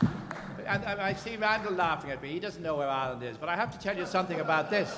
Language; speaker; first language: English; native; English